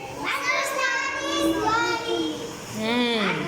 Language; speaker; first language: Arabic; non-native, learner; Bangla